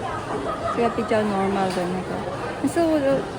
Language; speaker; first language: Chinese; non-native, fluent; Filipino